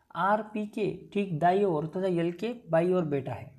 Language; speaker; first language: Hindi; non-native, local second language; Marathi